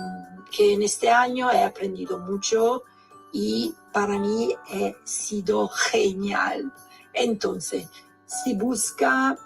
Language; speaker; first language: Spanish; non-native, learner; Italian